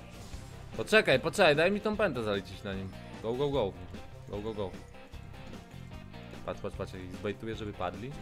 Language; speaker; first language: Polish; native; Polish